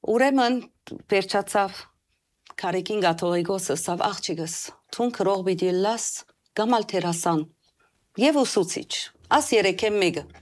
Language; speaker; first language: Armenian; early bilingual, heritage; Armenian